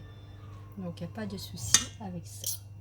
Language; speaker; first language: French; native; French